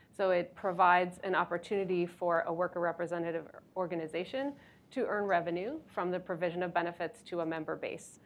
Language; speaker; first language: English; native; English